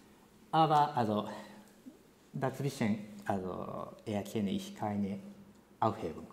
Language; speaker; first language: German; non-native, fluent; Japanese